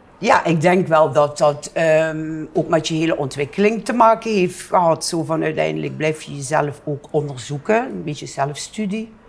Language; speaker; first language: Dutch; native; Dutch